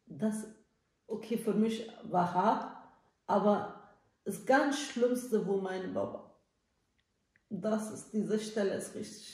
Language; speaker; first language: German; non-native, learner; Turkish